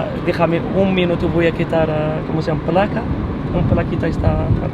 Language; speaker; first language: Spanish; non-native, fluent; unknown